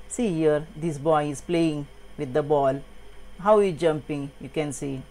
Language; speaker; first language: English; non-native, local second language; Marathi